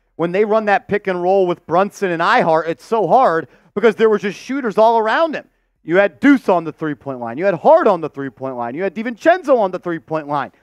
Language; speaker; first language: English; native; English